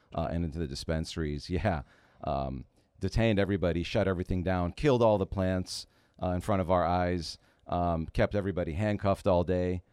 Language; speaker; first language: English; native; English